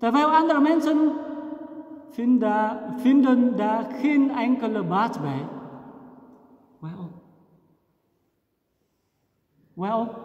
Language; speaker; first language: Dutch; non-native, fluent; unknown